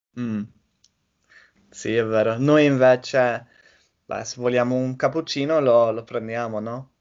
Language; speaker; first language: Italian; non-native, learner; English